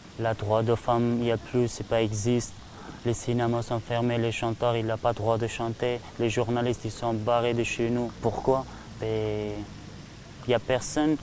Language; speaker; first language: French; non-native, learner; Persian